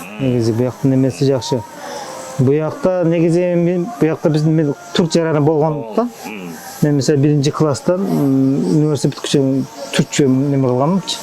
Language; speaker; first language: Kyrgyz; early bilingual, heritage; Kyrgyz